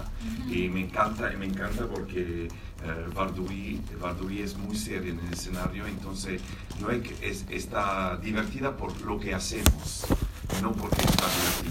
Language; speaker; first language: Spanish; non-native, fluent; Italian